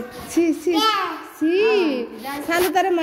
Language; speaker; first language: Italian; non-native, learner; Bangla